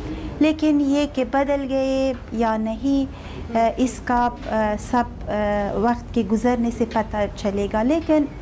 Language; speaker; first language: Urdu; non-native, fluent; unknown